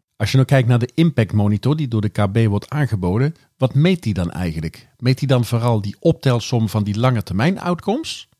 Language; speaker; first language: Dutch; native; Dutch